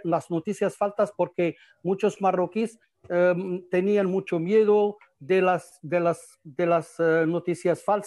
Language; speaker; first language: Spanish; non-native, fluent; Arabic